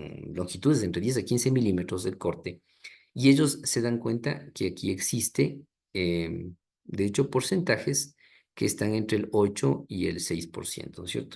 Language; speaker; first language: Spanish; native; Spanish